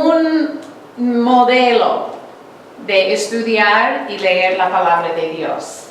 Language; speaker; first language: Spanish; non-native, fluent; English